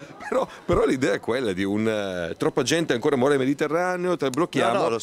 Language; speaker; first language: Italian; native; Italian